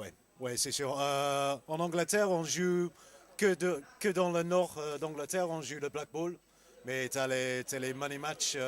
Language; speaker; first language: French; non-native, learner; English